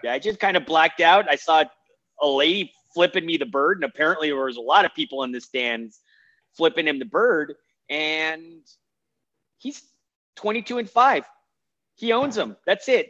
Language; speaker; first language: English; native; English